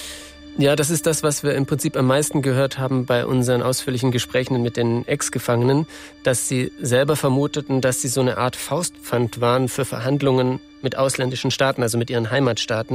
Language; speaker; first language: German; native; German